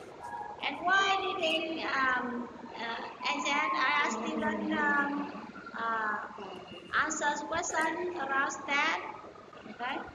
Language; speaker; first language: English; non-native, learner; Vietnamese